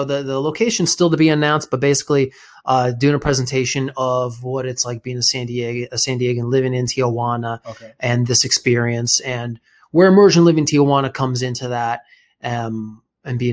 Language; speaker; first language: English; native; English